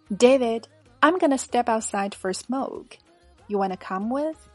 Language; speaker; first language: English; non-native, fluent; Chinese